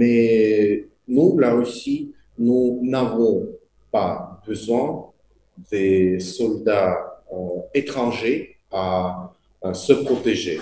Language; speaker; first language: French; non-native, fluent; Russian